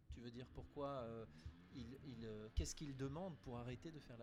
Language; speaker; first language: French; native; French